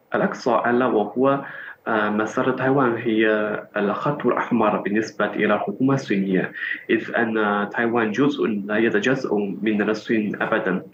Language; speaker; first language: Arabic; non-native, fluent; Chinese